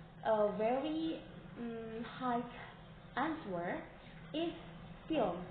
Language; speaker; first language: English; non-native, learner; Indonesian